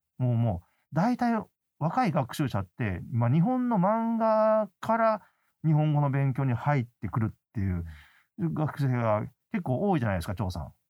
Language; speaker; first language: Japanese; native; Japanese